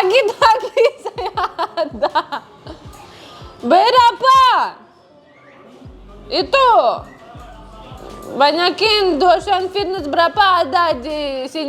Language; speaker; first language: Indonesian; non-native, learner; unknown